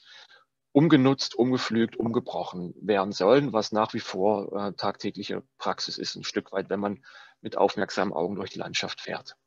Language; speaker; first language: German; native; German